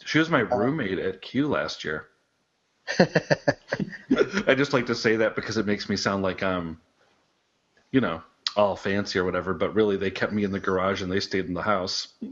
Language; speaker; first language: English; native; English